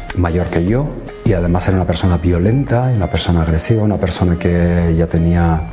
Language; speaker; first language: Spanish; native; Spanish